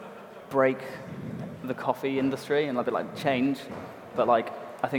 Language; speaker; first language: English; native; English